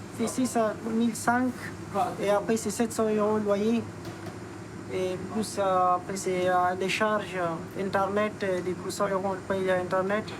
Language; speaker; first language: French; non-native, learner; Persian